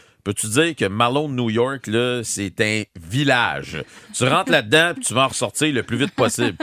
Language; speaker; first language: French; native; French